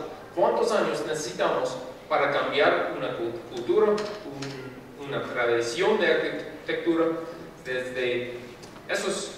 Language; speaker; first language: Spanish; non-native, fluent; English